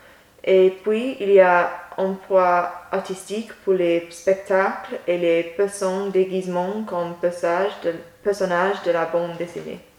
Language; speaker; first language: French; non-native, learner; English